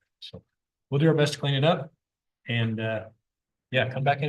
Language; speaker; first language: English; native; English